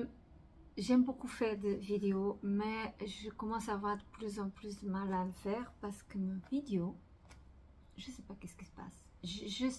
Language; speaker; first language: French; non-native, fluent; Portuguese